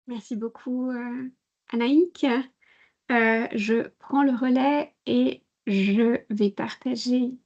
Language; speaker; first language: French; native; French